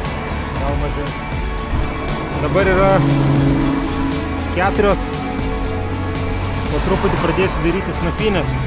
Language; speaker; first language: Lithuanian; native; Lithuanian